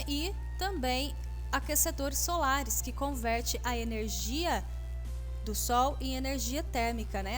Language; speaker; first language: Portuguese; native; Portuguese